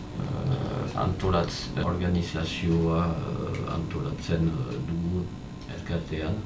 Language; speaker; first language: Basque; non-native, learner; French